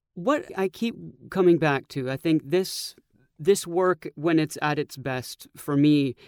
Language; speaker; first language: English; native; English